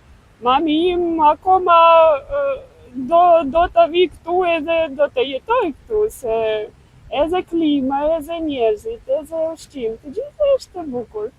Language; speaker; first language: Albanian; non-native, learner; Russian